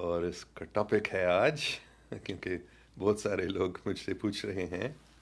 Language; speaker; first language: Urdu; non-native, local second language; English